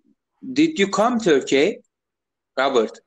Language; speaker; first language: English; non-native, learner; Turkish